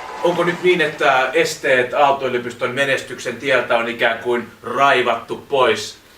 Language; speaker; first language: Finnish; native; Finnish